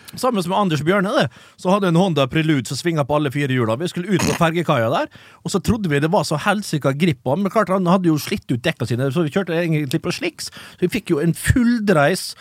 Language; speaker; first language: Norwegian; native; Norwegian